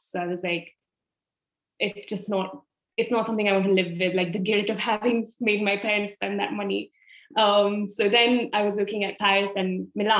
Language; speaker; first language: English; non-native, local second language; Hindi